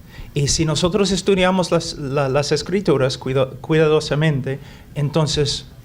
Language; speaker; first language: Spanish; non-native, fluent; English